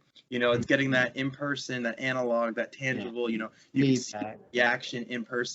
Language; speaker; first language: English; native; English